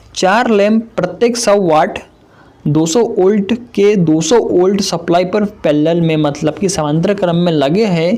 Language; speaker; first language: Hindi; native; Hindi